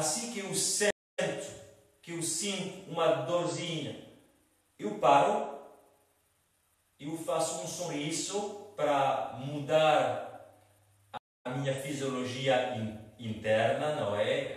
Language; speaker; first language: Portuguese; non-native, fluent; French